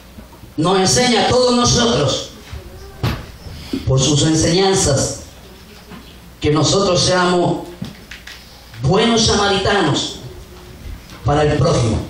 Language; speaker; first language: Spanish; native; Spanish